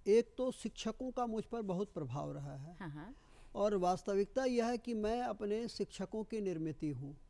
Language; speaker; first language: Hindi; native; Hindi